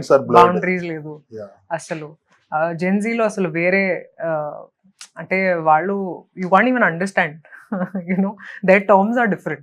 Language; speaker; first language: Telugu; non-native, local second language; Hindi